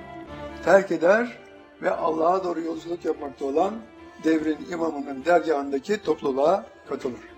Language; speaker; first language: Turkish; native; Turkish